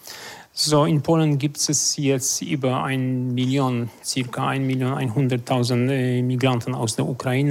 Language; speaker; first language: German; non-native, fluent; Polish